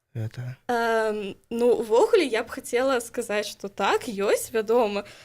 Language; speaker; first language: Belarusian; native; Belarusian